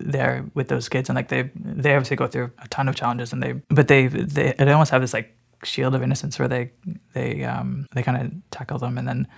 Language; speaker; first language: English; native; English